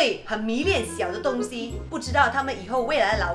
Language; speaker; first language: Chinese; native; Chinese